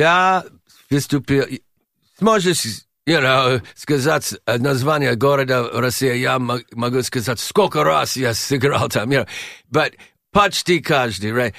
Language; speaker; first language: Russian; non-native, learner; English